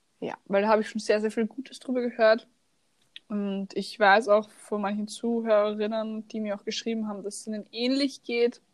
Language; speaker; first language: German; native; German